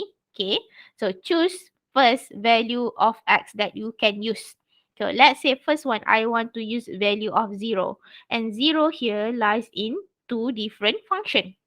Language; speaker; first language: English; non-native, local second language; Malay